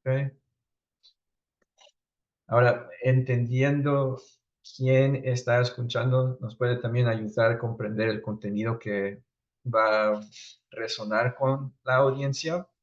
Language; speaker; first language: Spanish; early bilingual, heritage; Spanish